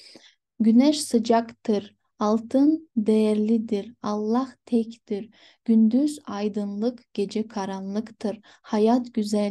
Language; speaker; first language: Turkish; non-native, fluent; Kyrgyz